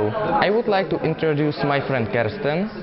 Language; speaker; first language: English; non-native, fluent; Czech